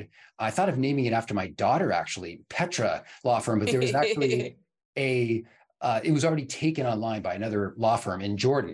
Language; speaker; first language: English; native; English